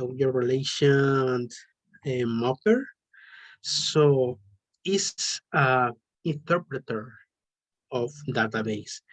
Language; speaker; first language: English; non-native, learner; Spanish